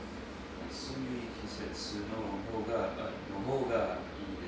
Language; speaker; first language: Japanese; non-native, learner; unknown